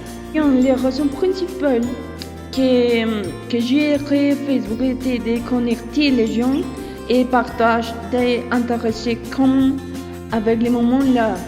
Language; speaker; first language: French; non-native, learner; Spanish